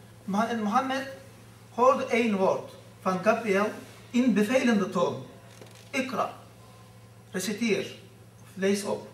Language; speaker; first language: Dutch; non-native, fluent; Turkish